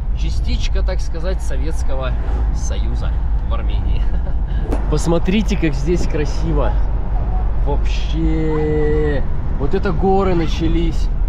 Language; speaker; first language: Russian; native; Russian